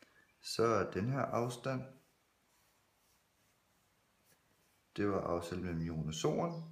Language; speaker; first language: Danish; native; Danish